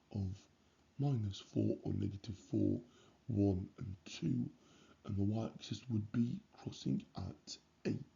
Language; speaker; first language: English; native; English